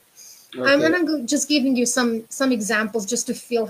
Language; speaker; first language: English; non-native, fluent; Romanian